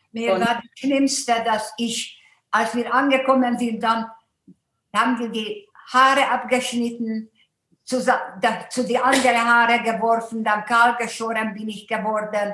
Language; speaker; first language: German; non-native, fluent; Hungarian